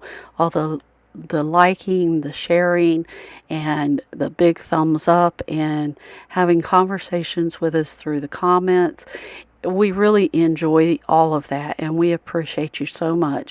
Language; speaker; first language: English; native; English